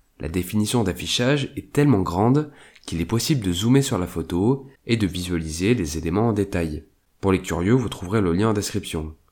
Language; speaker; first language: French; native; French